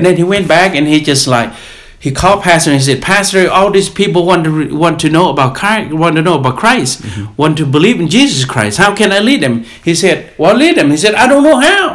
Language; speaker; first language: English; non-native, fluent; Lao